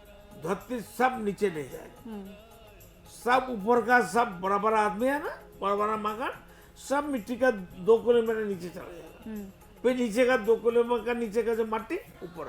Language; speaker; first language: Hindi; non-native, local second language; Bangla